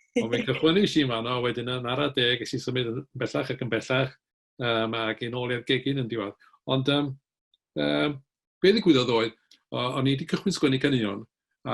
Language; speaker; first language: Welsh; native; Welsh